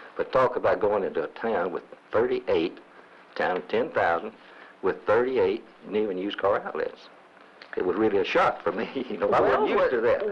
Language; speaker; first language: English; native; English